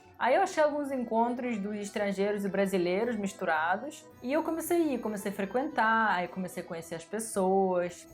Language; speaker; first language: Portuguese; non-native, fluent; Russian